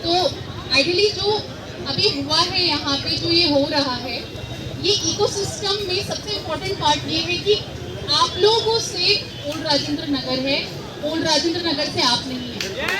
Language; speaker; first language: Hindi; native; Hindi